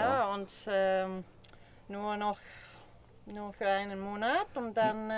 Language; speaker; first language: German; non-native, fluent; English